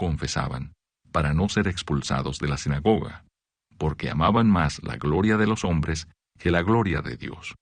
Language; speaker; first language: Spanish; native; Spanish